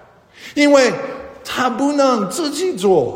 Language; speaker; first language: Chinese; non-native, fluent; English